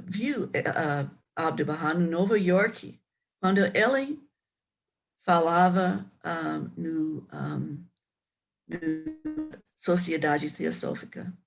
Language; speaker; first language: Portuguese; non-native, learner; English